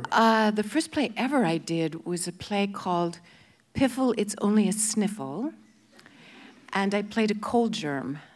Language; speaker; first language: English; native; English